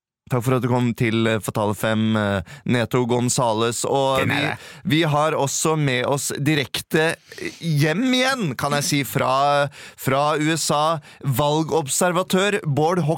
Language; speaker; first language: Norwegian; native; Norwegian